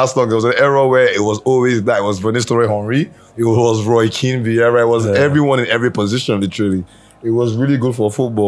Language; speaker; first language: English; native; English